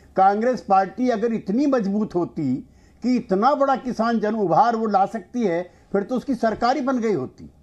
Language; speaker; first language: Hindi; native; Hindi